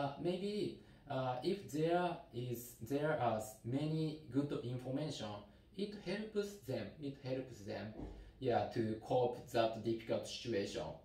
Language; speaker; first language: English; non-native, learner; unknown